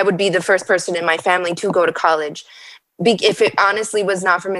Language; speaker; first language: English; native; English